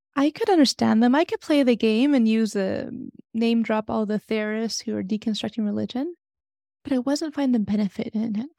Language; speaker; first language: English; native; English